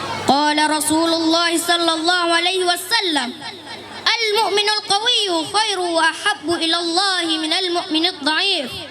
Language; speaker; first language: Arabic; non-native, learner; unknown